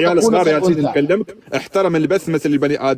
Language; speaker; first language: Arabic; native; Arabic